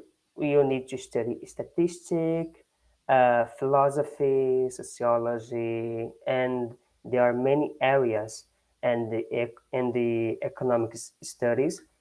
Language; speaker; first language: English; non-native, learner; Portuguese